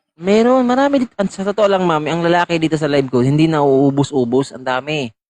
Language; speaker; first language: Filipino; native; Filipino